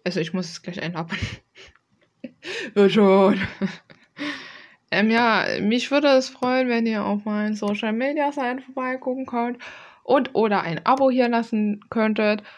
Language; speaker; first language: German; native; German